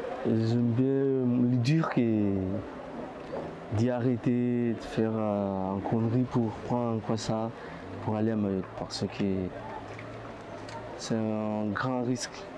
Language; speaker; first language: French; non-native, learner; Comorian